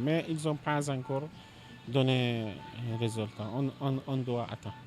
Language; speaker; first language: French; non-native, learner; Persian